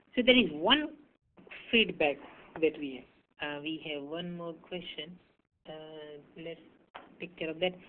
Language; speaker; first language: English; non-native, local second language; Hindi